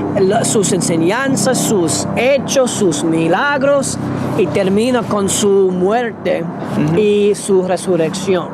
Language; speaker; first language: Spanish; non-native, fluent; English